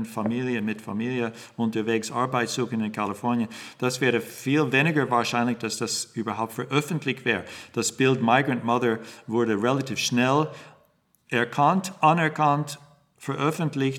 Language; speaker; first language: German; non-native, fluent; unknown